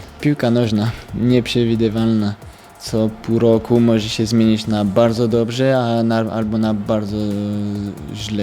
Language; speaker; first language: Polish; early bilingual, heritage; French